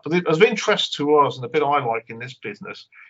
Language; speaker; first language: English; native; English